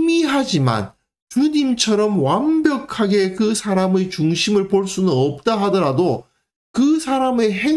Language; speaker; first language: Korean; native; Korean